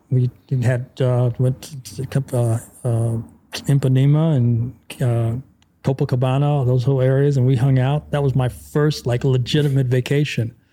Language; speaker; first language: English; native; English